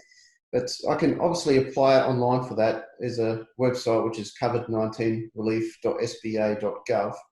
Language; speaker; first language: English; native; English